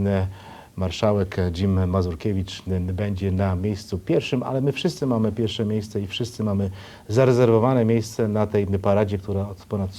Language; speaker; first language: Polish; native; Polish